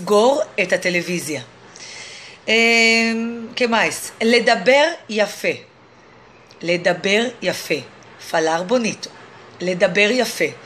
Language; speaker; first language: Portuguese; non-native, fluent; Hebrew